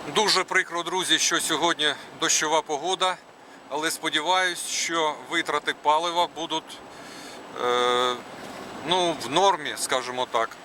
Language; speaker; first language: Ukrainian; non-native, local second language; Russian